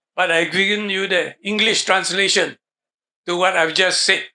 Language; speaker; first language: English; non-native, local second language; Malay